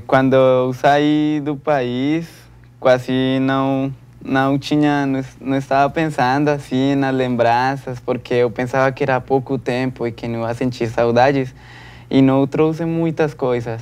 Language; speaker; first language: Portuguese; non-native, learner; Spanish